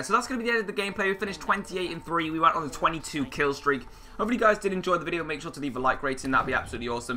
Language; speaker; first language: English; native; English